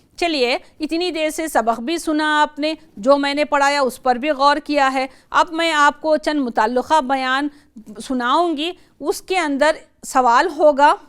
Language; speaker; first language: Urdu; native; Urdu